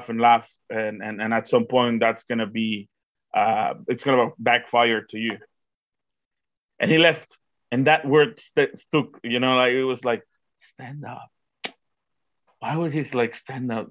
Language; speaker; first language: English; non-native, fluent; Spanish